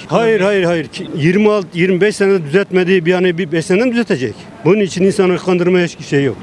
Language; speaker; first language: Turkish; native; Turkish